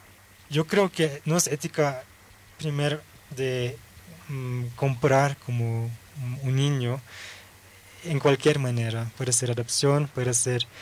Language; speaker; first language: Spanish; early bilingual, heritage; Dutch